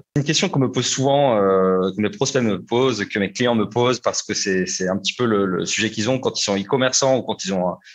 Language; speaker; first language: French; native; French